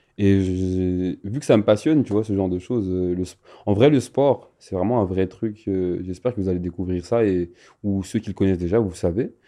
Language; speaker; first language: French; non-native, local second language; Malagasy